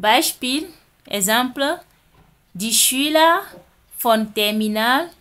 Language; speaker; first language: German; non-native, fluent; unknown